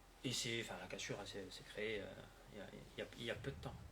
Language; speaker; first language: French; native; French